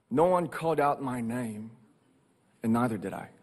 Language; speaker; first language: English; non-native, fluent; Korean